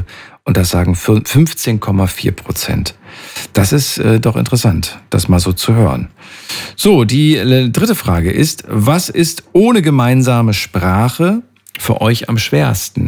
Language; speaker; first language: German; native; German